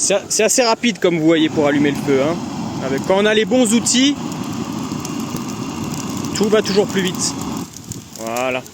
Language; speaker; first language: French; native; French